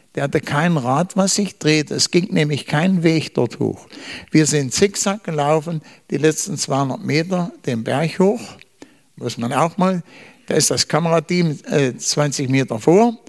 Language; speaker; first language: German; native; German